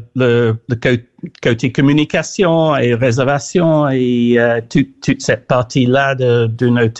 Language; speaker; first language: French; non-native, fluent; English